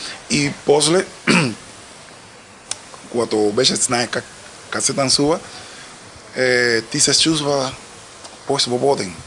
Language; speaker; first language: Bulgarian; non-native, learner; Spanish